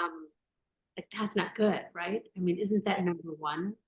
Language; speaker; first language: English; native; English